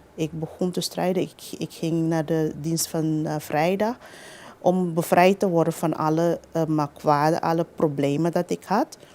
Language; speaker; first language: Dutch; non-native, local second language; Papiamento